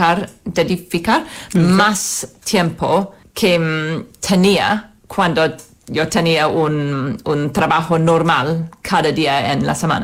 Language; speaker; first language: Spanish; non-native, fluent; English